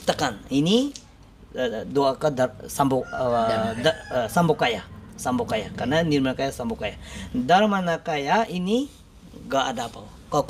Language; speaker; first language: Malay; non-native, learner; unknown